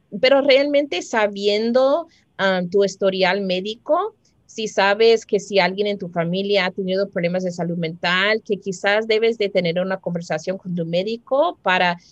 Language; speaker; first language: Spanish; early bilingual, heritage; Spanish